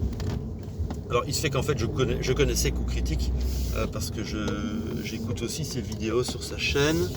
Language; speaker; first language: French; native; French